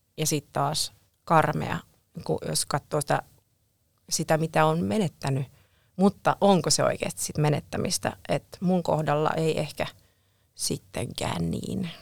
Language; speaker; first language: Finnish; native; Finnish